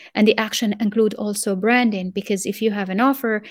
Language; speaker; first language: English; non-native, fluent; Arabic